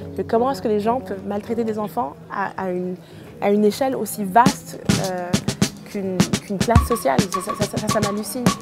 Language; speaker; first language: French; native; French